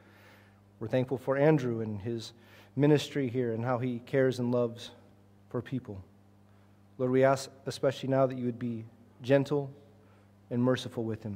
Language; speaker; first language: English; native; English